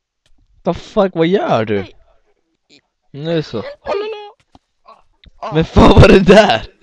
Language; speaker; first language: Swedish; native; Swedish